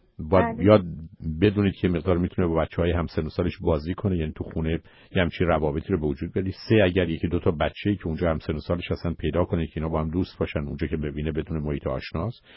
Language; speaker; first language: Persian; native; Persian